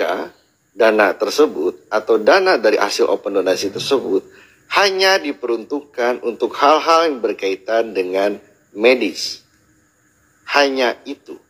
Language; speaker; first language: Indonesian; native; Indonesian